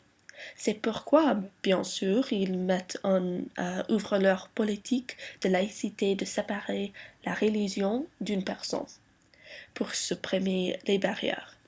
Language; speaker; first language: French; non-native, learner; English